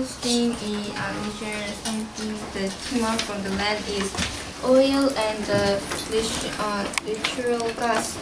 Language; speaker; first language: English; non-native, learner; Korean